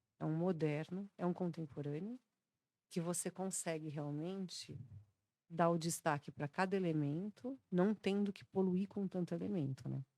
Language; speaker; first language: Portuguese; native; Portuguese